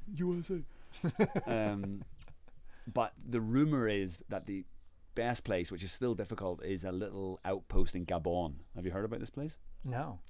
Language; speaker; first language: English; native; English